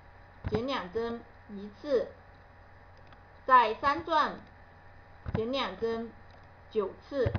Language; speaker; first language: Chinese; native; Chinese